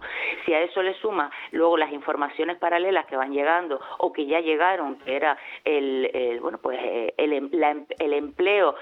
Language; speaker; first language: Spanish; native; Spanish